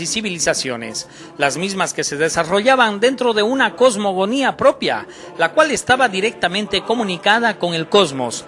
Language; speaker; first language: Spanish; native; Spanish